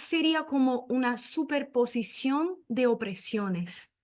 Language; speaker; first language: Spanish; non-native, fluent; Portuguese